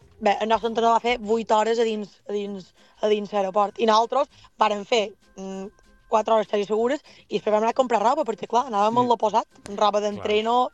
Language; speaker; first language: Catalan; native; Catalan